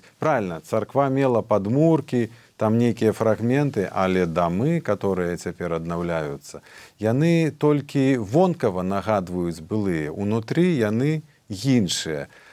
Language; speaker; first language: Belarusian; native; Belarusian